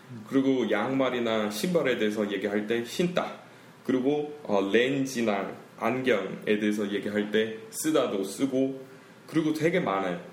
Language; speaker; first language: Korean; non-native, fluent; English